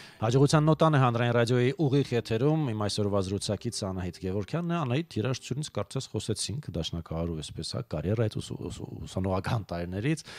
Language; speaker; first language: Armenian; native; Armenian